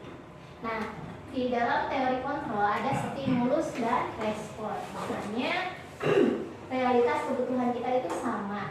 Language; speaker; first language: Indonesian; native; Indonesian